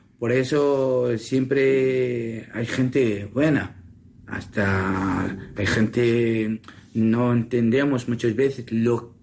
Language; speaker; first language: Spanish; non-native, learner; Assyrian Neo-Aramaic